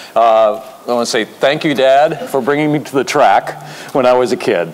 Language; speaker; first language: English; native; English